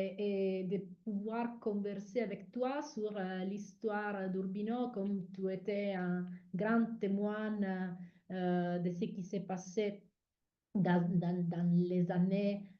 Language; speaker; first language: French; non-native, fluent; Italian